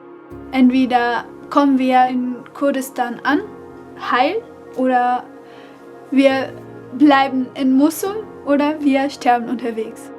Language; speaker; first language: German; non-native, fluent; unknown